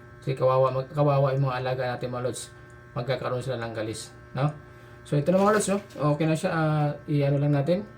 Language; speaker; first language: Filipino; non-native, local second language; Cebuano